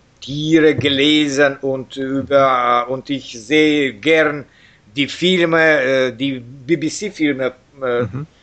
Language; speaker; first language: German; non-native, learner; Russian